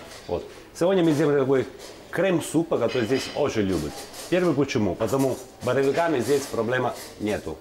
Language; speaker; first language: Russian; non-native, learner; Italian